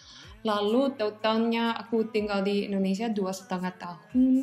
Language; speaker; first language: Indonesian; non-native, learner; Dutch